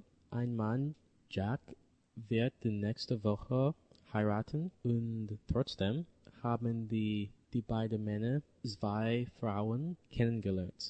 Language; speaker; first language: German; non-native, learner; English